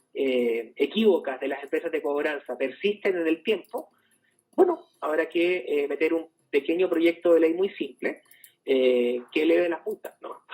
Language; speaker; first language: Spanish; native; Spanish